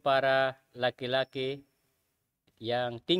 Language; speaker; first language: Indonesian; native; Indonesian